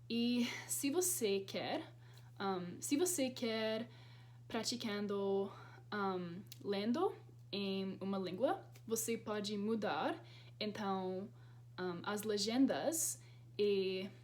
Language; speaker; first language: Portuguese; non-native, learner; English